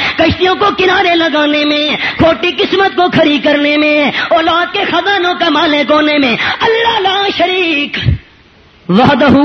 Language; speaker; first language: Urdu; non-native, local second language; Punjabi